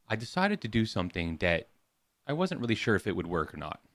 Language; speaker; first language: English; native; English